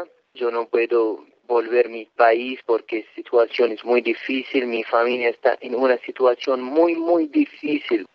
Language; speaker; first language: Spanish; non-native, learner; Arabic